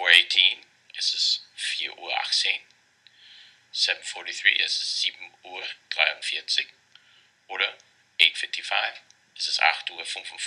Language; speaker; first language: German; non-native, fluent; English